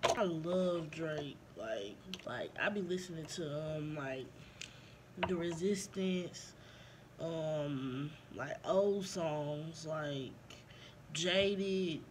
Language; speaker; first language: English; native; English